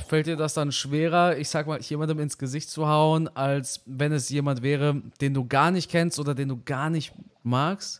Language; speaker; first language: German; native; German